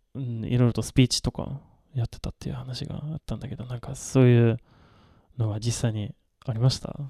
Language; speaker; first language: Japanese; non-native, fluent; Swedish